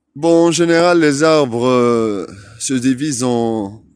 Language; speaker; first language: French; non-native, local second language; Arabic